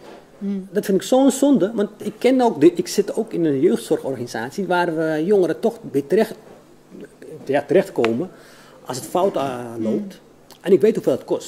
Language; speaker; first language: Dutch; native; Dutch